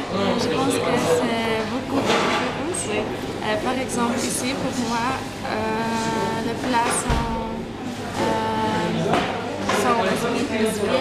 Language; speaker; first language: French; non-native, learner; English